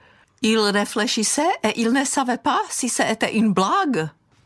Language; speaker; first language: French; non-native, fluent; Czech